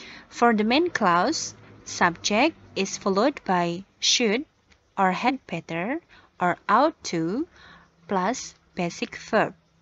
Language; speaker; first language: English; non-native, fluent; Indonesian